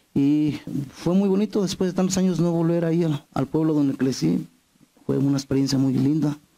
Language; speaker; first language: Spanish; native; Spanish